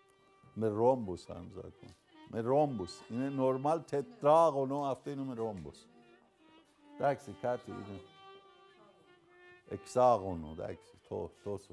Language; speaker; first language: Greek; non-native, learner; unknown